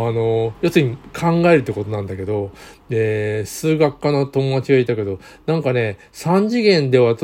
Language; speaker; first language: Japanese; native; Japanese